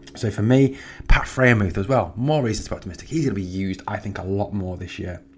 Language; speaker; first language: English; native; English